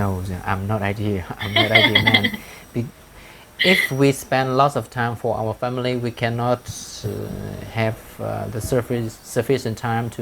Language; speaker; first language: English; non-native, fluent; Vietnamese